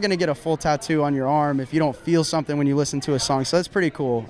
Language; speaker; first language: English; native; English